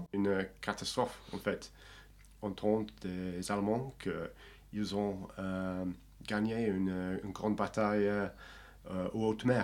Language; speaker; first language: French; non-native, fluent; English